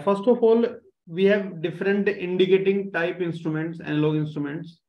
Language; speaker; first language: English; non-native, local second language; Hindi